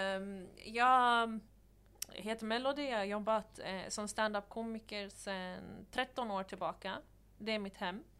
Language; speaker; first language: Swedish; early bilingual, other home language; Persian